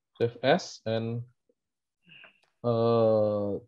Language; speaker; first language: English; non-native, learner; Indonesian